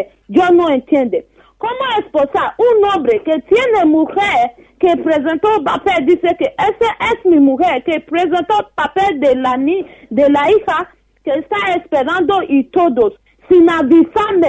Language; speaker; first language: Spanish; non-native, learner; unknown